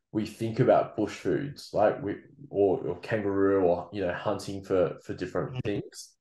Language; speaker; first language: English; native; English